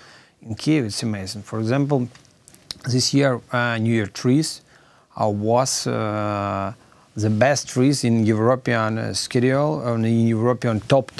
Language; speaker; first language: English; non-native, learner; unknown